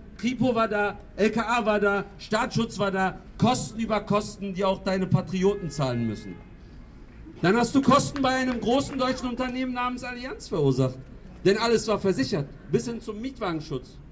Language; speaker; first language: German; early bilingual, other home language; Kurdish